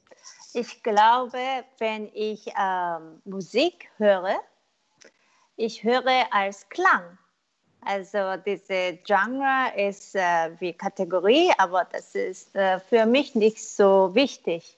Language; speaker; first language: German; non-native, learner; Korean